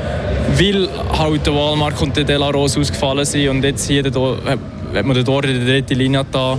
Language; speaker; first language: German; native; German